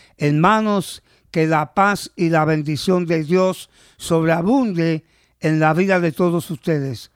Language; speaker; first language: Spanish; early bilingual, heritage; Spanish